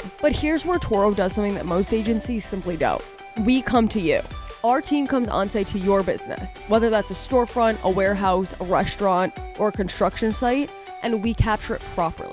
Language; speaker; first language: English; native; English